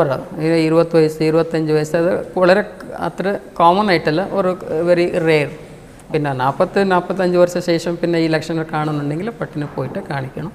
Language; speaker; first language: Malayalam; non-native, fluent; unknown